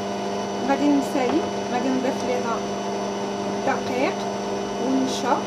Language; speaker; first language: Arabic; native; Arabic